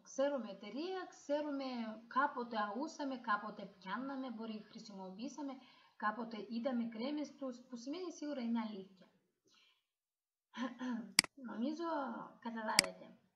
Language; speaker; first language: Greek; non-native, learner; Russian